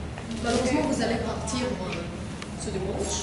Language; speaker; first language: French; non-native, learner; Arabic